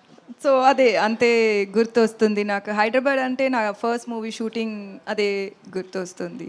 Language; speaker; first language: Telugu; non-native, learner; Tamil